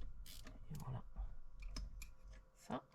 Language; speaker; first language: French; native; French